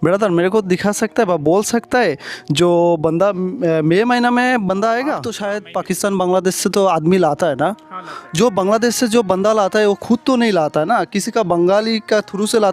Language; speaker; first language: Hindi; non-native, learner; Bangla